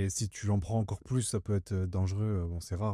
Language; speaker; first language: French; native; French